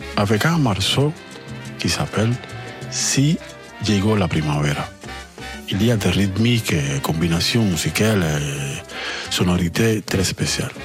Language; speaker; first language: French; non-native, learner; Spanish